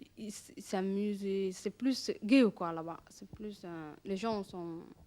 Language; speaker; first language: French; early bilingual, other home language; Arabic